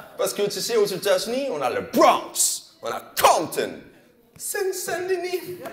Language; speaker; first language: French; non-native, fluent; English